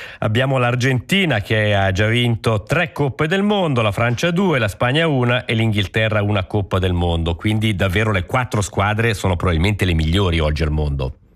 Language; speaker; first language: Italian; native; Italian